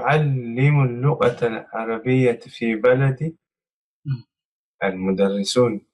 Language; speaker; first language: Arabic; non-native, learner; Tigrinya